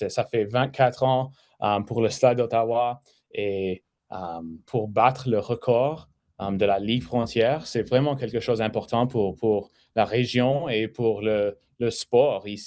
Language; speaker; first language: French; non-native, fluent; English